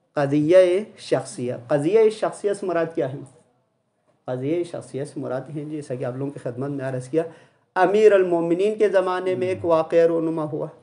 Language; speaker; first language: Urdu; non-native, local second language; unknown